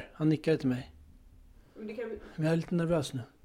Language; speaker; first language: Swedish; native; Swedish